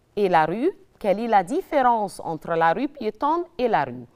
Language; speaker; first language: French; non-native, learner; Arabic